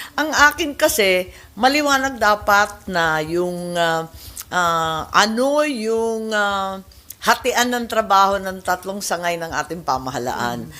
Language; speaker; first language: Filipino; native; Filipino